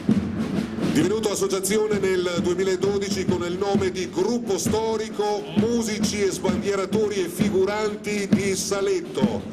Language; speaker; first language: Italian; native; Italian